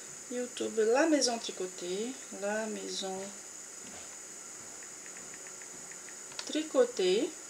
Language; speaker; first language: French; non-native, fluent; Portuguese